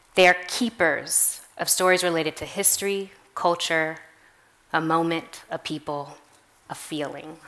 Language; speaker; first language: English; native; English